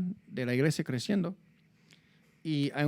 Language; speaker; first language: Spanish; non-native, fluent; English